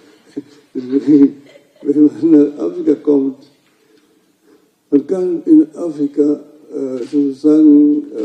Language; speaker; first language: German; non-native, fluent; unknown